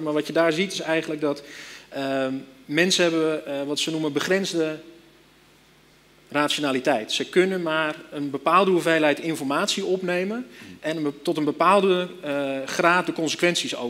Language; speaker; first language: Dutch; native; Dutch